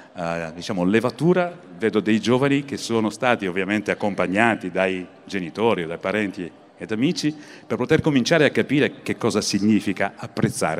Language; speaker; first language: Italian; native; Italian